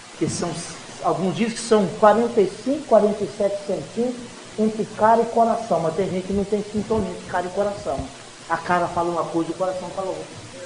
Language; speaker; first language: Portuguese; native; Portuguese